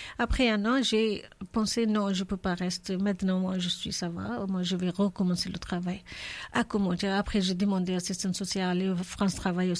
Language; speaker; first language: French; non-native, learner; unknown